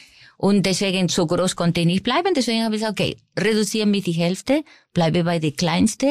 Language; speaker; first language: German; non-native, fluent; Spanish